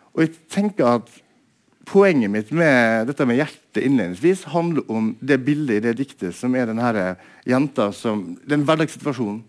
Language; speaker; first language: Norwegian; native; Norwegian